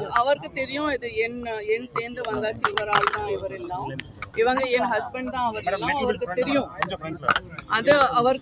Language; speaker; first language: Tamil; non-native, learner; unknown